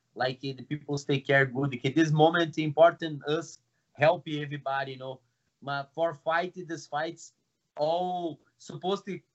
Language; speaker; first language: English; non-native, learner; Portuguese